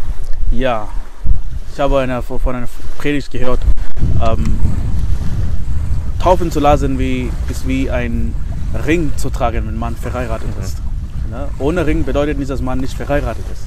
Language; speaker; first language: German; non-native, fluent; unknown